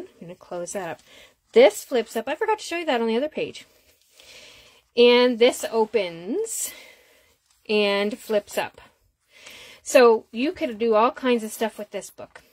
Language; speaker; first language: English; native; English